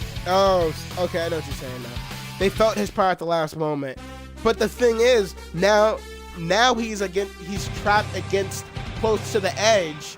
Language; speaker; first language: English; native; English